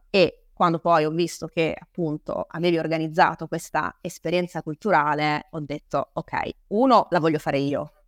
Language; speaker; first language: Italian; native; Italian